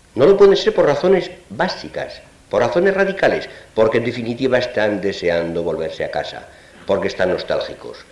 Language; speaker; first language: Spanish; native; Spanish